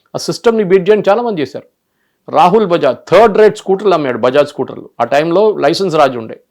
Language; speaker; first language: Telugu; early bilingual, other home language; Malayalam